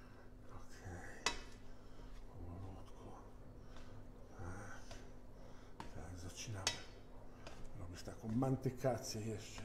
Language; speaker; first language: Polish; non-native, fluent; Italian